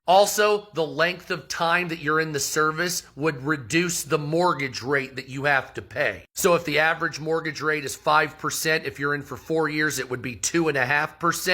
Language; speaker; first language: English; native; English